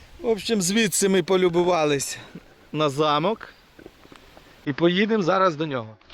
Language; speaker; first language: Ukrainian; non-native, local second language; Russian